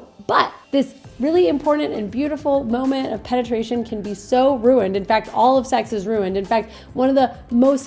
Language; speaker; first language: English; native; English